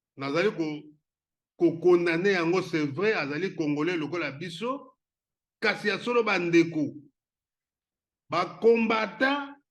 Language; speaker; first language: Lingala; non-native, local second language; Kongo